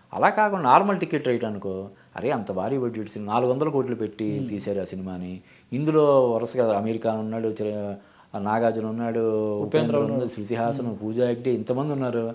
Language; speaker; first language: Telugu; native; Telugu